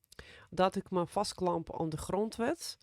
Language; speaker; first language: Dutch; non-native, fluent; Russian